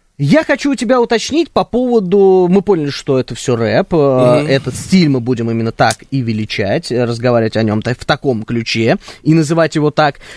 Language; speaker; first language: Russian; native; Russian